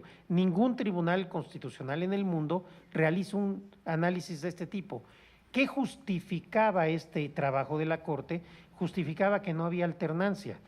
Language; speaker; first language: Spanish; native; Spanish